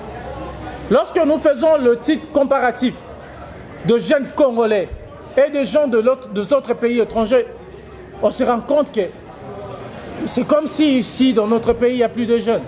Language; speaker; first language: French; non-native, local second language; Lingala